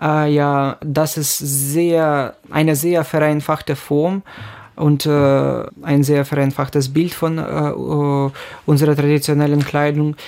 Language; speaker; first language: German; non-native, fluent; Ukrainian